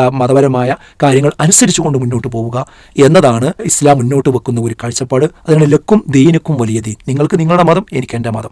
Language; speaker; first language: Malayalam; native; Malayalam